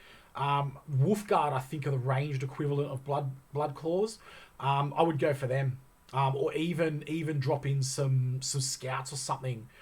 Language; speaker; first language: English; native; English